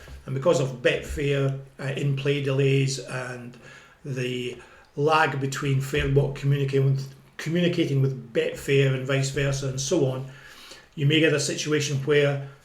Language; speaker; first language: English; native; English